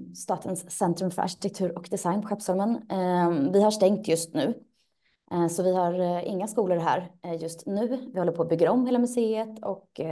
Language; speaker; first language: Swedish; native; Swedish